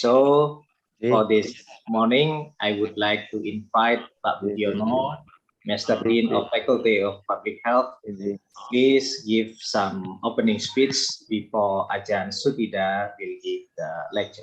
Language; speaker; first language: English; non-native, fluent; Indonesian